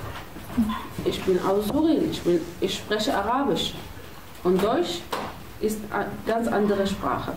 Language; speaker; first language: German; non-native, learner; Arabic